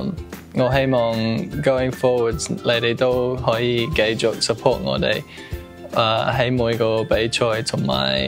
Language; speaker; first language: Cantonese; early bilingual, heritage; English